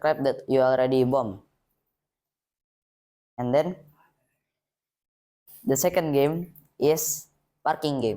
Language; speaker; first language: English; non-native, learner; Indonesian